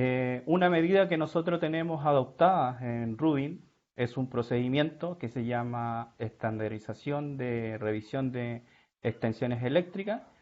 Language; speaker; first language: Spanish; native; Spanish